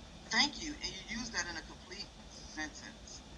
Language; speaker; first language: English; native; English